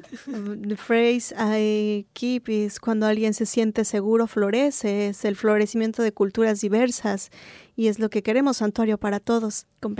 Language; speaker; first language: Spanish; native; Spanish